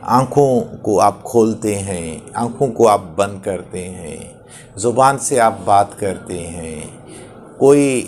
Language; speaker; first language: Urdu; non-native, local second language; Sindhi